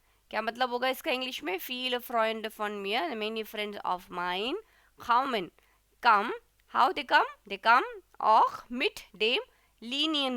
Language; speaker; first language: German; non-native, fluent; Hindi